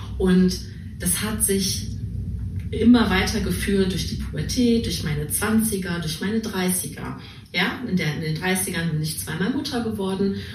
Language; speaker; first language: German; native; German